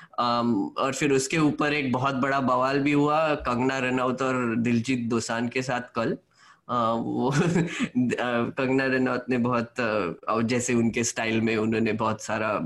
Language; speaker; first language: Hindi; non-native, local second language; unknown